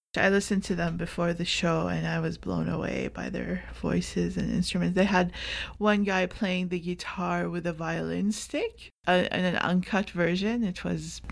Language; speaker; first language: English; non-native, fluent; Arabic